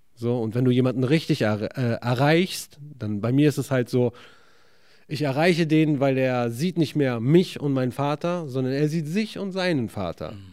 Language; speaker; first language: German; early bilingual, other home language; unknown